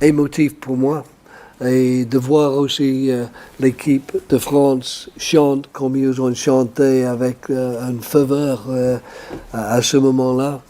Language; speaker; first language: French; non-native, fluent; English